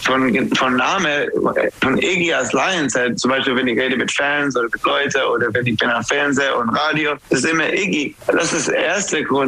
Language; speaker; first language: German; non-native, learner; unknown